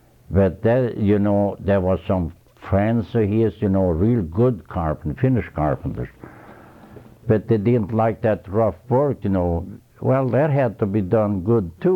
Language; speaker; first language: English; non-native, fluent; Swedish